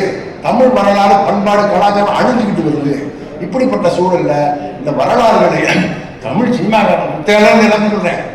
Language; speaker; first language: Tamil; native; Tamil